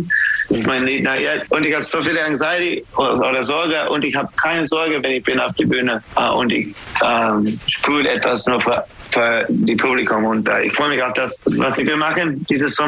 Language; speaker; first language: German; non-native, learner; English